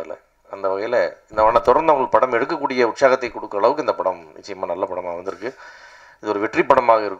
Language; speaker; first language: Tamil; native; Tamil